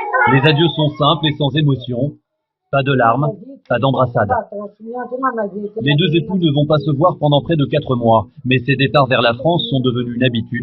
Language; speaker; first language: French; native; French